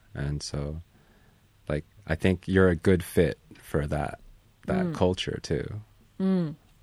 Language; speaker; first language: English; native; English